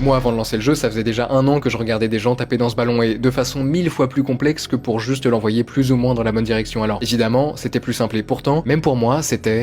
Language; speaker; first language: French; native; French